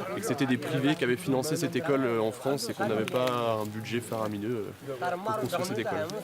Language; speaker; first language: French; native; French